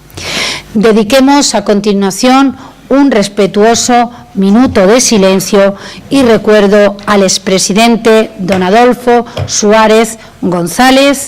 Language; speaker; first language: Spanish; native; Spanish